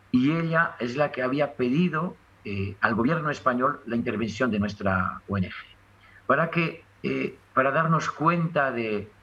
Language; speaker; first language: Spanish; non-native, fluent; French